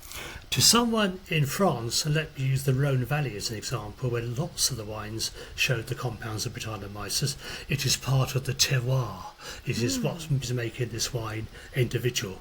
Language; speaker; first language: English; native; English